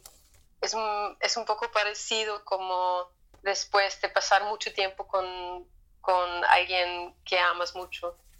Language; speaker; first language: Spanish; non-native, fluent; German